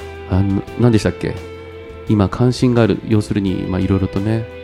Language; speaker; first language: Japanese; native; Japanese